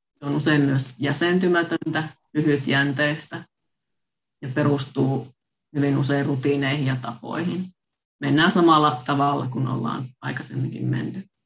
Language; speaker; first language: Finnish; native; Finnish